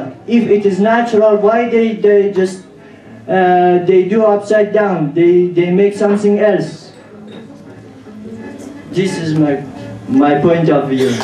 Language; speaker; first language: English; non-native, learner; Pashto